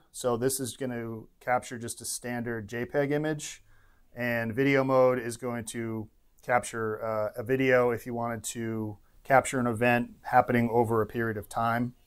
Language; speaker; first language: English; native; English